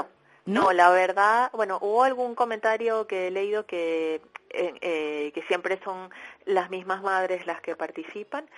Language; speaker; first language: Spanish; native; Spanish